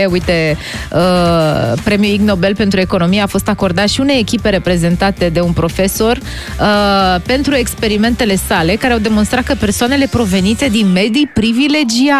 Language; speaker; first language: Romanian; native; Romanian